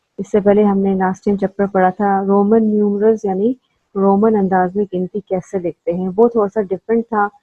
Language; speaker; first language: Urdu; native; Urdu